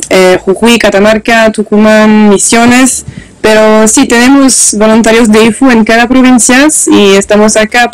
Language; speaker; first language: Spanish; non-native, learner; French